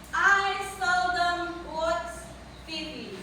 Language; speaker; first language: English; non-native, learner; Indonesian